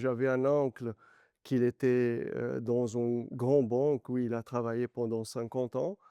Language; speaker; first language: French; non-native, learner; Portuguese